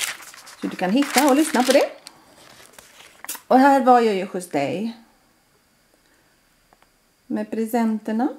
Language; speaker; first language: Swedish; non-native, fluent; Latvian